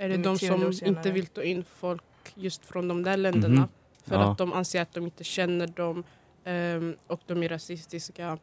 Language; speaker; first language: Swedish; early bilingual, other home language; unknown